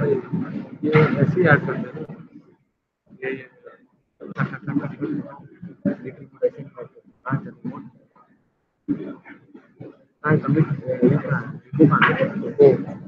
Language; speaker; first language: Hindi; native; Hindi